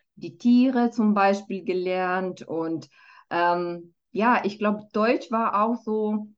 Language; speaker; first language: German; non-native, fluent; Romanian